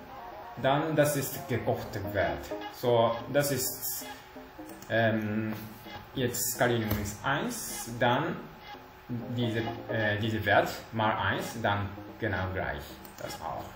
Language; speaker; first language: German; non-native, learner; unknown